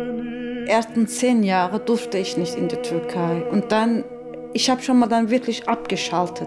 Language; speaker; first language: German; non-native, learner; Turkish